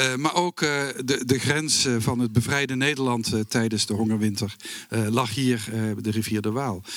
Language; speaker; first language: Dutch; native; Dutch